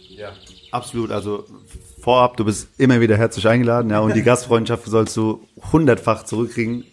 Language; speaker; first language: German; early bilingual, other home language; Turkish